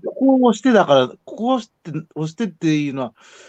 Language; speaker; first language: Japanese; native; Japanese